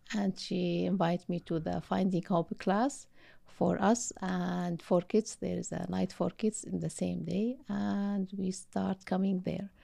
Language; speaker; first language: English; non-native, learner; Arabic